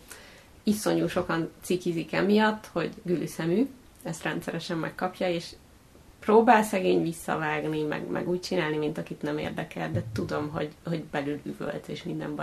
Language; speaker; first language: Hungarian; native; Hungarian